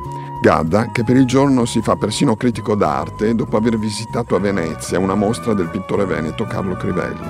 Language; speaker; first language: Italian; native; Italian